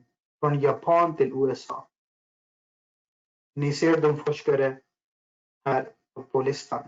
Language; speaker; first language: Swedish; non-native, fluent; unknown